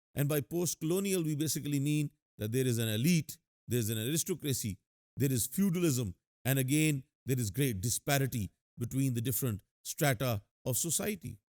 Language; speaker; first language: English; non-native, local second language; Urdu